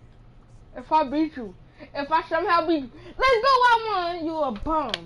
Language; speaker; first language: English; native; English